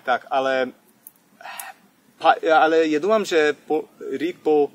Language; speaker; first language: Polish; early bilingual, heritage; Polish